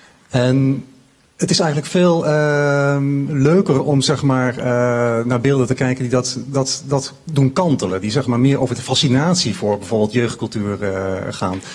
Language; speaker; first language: Dutch; native; Dutch